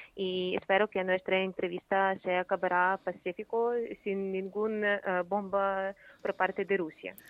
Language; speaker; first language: Spanish; non-native, fluent; Ukrainian